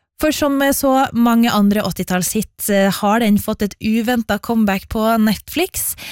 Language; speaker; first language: Norwegian; native; Norwegian